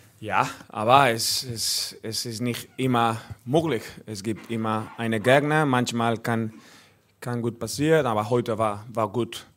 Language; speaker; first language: German; non-native, learner; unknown